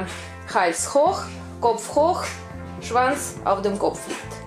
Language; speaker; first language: German; non-native, learner; Russian